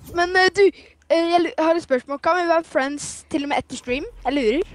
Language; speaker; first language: Norwegian; native; Norwegian